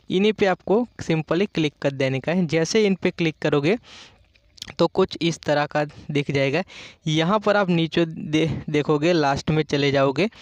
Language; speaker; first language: Hindi; non-native, local second language; Gujarati